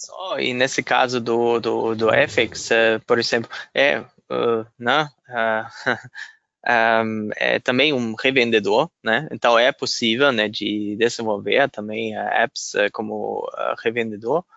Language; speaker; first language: Portuguese; non-native, fluent; German